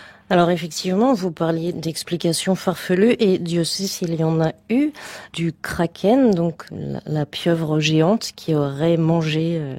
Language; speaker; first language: French; native; French